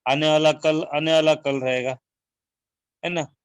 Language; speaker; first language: Hindi; non-native, local second language; Marathi